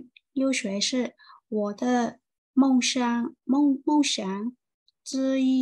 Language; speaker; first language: Chinese; non-native, learner; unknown